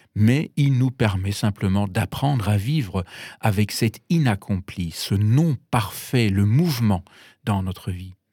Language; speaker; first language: French; non-native, fluent; German